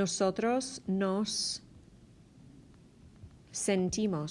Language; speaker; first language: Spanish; non-native, fluent; English